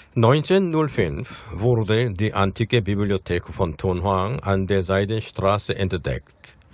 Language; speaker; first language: German; non-native, fluent; Korean